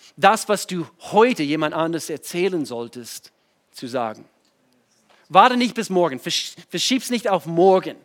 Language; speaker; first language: German; non-native, fluent; English